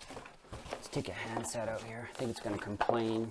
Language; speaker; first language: English; native; English